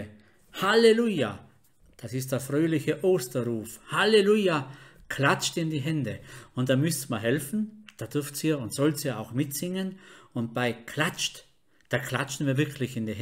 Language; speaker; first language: German; native; German